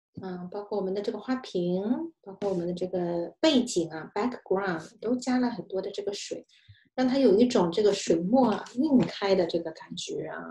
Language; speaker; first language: Chinese; native; Chinese